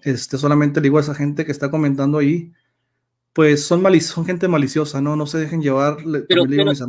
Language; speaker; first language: Spanish; native; Spanish